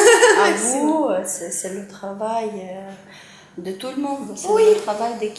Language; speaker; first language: French; non-native, fluent; Ukrainian